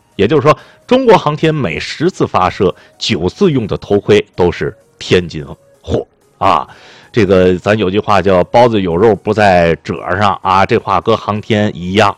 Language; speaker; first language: Chinese; native; Chinese